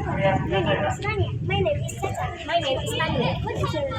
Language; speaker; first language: English; non-native, learner; Indonesian